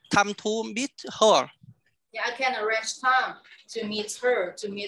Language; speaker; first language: English; non-native, learner; Vietnamese